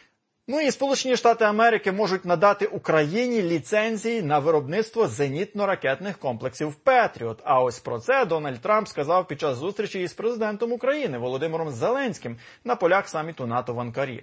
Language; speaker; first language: Ukrainian; native; Ukrainian